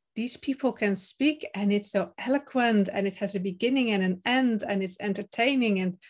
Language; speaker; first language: English; non-native, fluent; Dutch